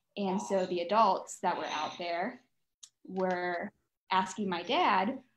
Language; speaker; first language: English; native; English